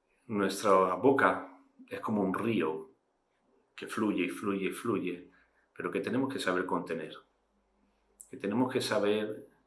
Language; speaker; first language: Spanish; native; Spanish